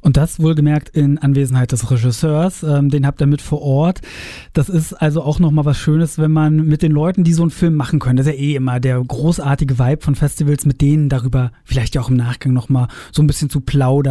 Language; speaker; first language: German; native; German